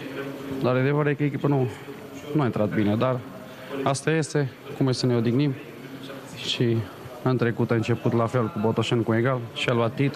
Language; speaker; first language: Romanian; non-native, learner; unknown